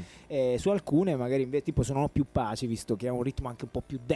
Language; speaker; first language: Italian; native; Italian